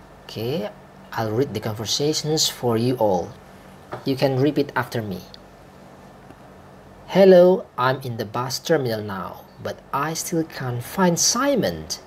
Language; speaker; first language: English; non-native, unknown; Indonesian